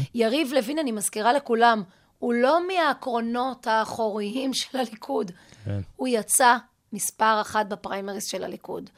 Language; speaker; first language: Hebrew; native; Hebrew